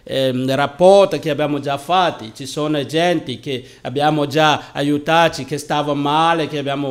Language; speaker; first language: Italian; non-native, learner; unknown